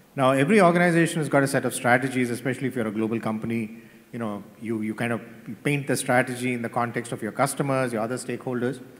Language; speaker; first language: English; non-native, local second language; Tamil